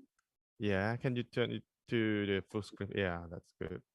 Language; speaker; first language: English; non-native, fluent; Thai